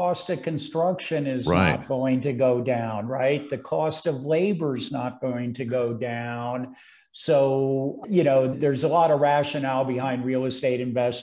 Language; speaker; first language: English; native; English